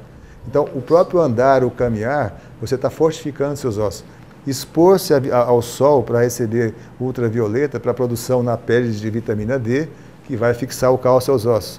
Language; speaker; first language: Portuguese; native; Portuguese